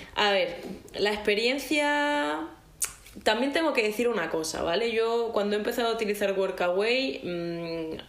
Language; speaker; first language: Spanish; native; Spanish